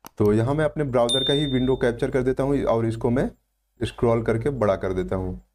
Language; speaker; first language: Hindi; native; Hindi